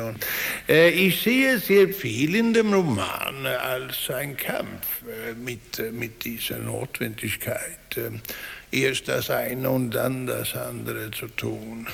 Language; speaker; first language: German; non-native, fluent; Swedish